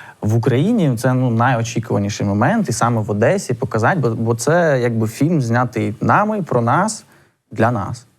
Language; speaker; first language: Ukrainian; non-native, local second language; Russian